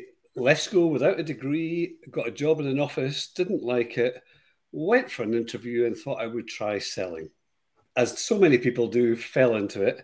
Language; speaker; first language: English; native; English